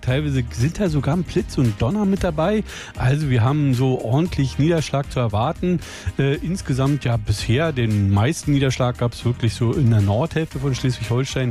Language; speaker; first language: German; native; German